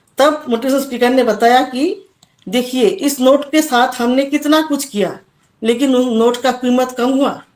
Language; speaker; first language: Hindi; non-native, local second language; Assamese